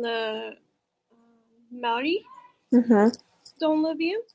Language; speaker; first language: French; non-native, learner; English